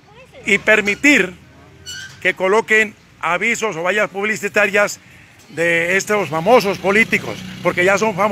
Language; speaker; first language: Spanish; native; Spanish